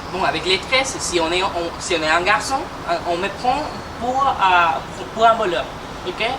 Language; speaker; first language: French; non-native, fluent; Spanish